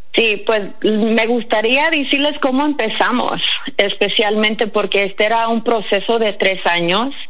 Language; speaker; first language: Spanish; early bilingual, heritage; Spanish